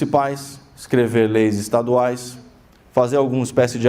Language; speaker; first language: Portuguese; native; Portuguese